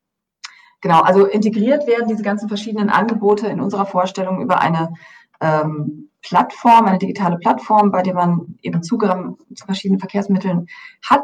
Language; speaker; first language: German; native; German